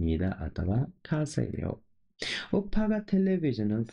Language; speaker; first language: Korean; non-native, local second language; Nepali